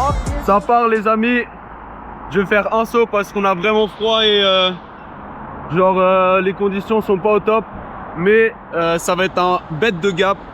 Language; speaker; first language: French; native; French